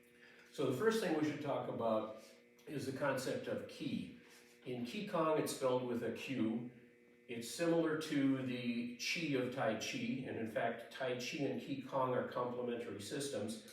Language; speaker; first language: English; native; English